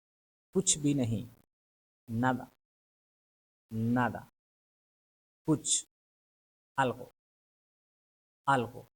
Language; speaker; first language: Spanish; non-native, fluent; Urdu